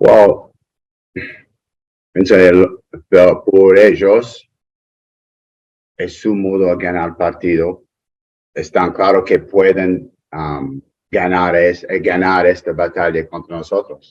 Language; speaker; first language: Spanish; non-native, learner; English